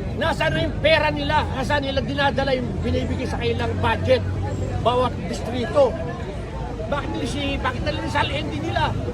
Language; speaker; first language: Filipino; native; Filipino